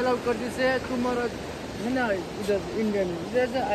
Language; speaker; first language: Hindi; non-native, learner; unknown